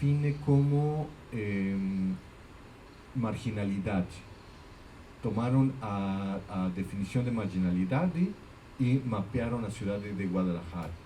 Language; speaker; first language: Portuguese; non-native, fluent; Spanish